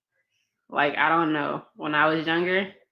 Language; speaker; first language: English; native; English